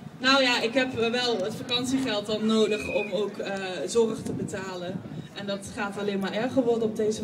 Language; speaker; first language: Dutch; native; Dutch